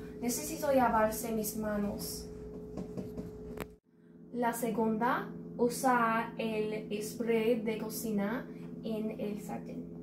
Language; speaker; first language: Spanish; non-native, learner; English